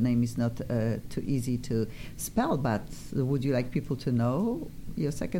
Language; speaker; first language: English; non-native, fluent; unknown